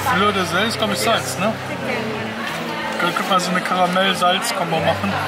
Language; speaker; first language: German; native; German